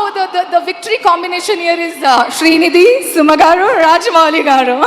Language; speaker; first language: Telugu; non-native, learner; Kannada